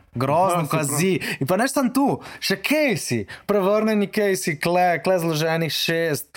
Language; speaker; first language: Slovenian; native; Slovenian